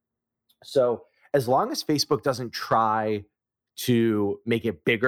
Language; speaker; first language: English; native; English